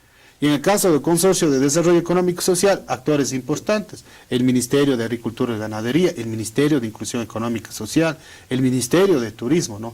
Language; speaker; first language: Spanish; native; Spanish